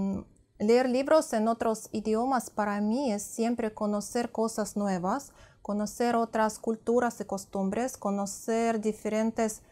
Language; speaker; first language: Spanish; non-native, fluent; Russian